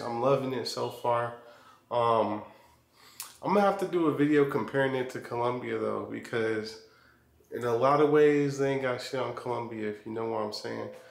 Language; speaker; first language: English; native; English